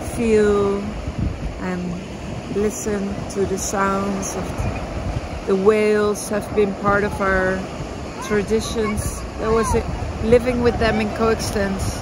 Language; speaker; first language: English; non-native, fluent; Dutch